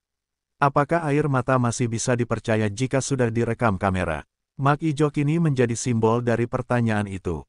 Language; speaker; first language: Indonesian; native; Indonesian